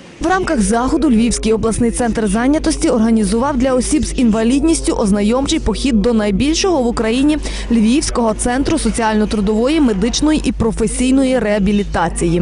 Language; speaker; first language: Ukrainian; native; Ukrainian